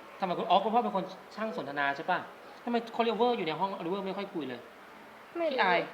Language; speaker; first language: Thai; native; Thai